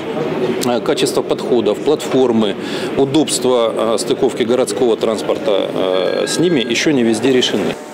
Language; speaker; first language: Russian; native; Russian